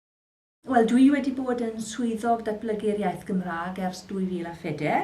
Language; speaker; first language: Welsh; native; Welsh